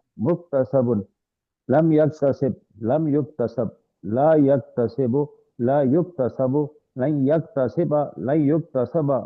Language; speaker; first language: Arabic; non-native, learner; Urdu